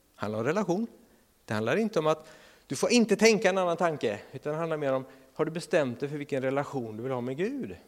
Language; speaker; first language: Swedish; native; Swedish